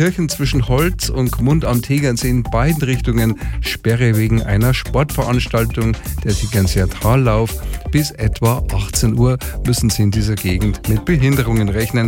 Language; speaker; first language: German; native; German